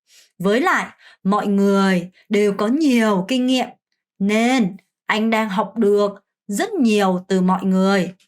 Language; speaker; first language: Vietnamese; non-native, fluent; Korean